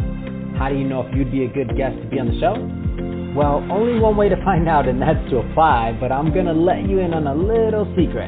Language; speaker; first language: English; native; English